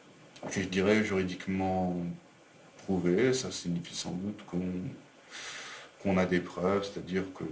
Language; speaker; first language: French; native; French